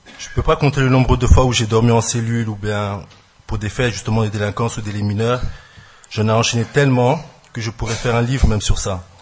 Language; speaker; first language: French; early bilingual, other home language; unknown